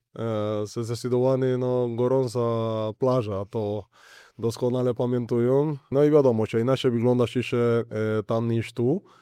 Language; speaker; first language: Polish; non-native, learner; Spanish